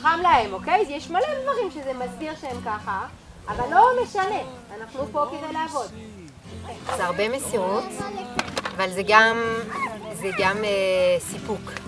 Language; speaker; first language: Hebrew; non-native, fluent; French